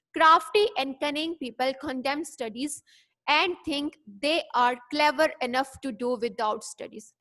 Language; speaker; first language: English; non-native, local second language; Urdu